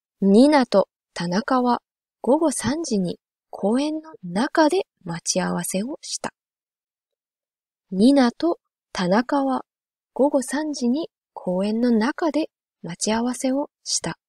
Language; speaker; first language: Japanese; non-native, fluent; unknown